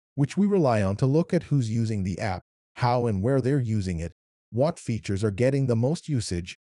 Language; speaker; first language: English; non-native, fluent; Arabic